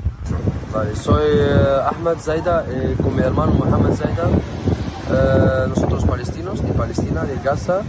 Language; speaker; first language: Spanish; non-native, learner; Arabic